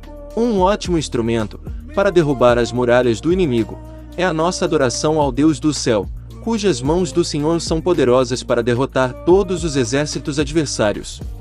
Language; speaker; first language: Portuguese; native; Portuguese